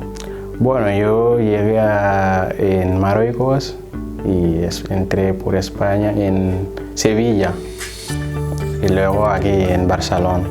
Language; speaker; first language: Spanish; non-native, learner; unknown